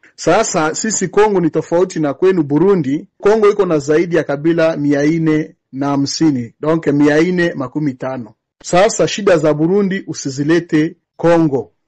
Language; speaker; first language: Swahili; native; Swahili